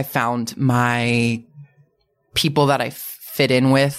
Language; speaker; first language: English; native; English